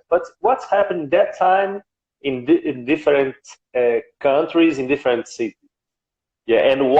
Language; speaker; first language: English; non-native, learner; Portuguese